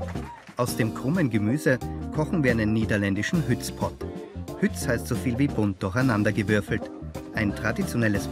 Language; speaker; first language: German; native; German